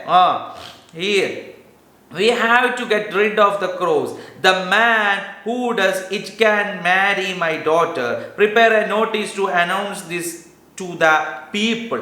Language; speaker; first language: English; non-native, local second language; Malayalam